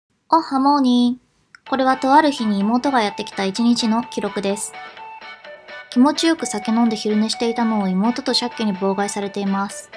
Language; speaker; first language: Japanese; native; Japanese